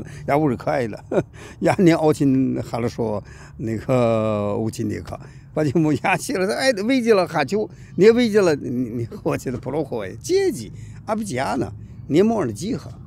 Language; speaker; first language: Russian; non-native, learner; Chinese